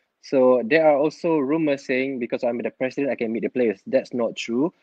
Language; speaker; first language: English; non-native, local second language; Malay